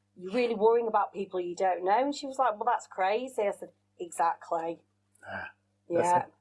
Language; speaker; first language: English; native; English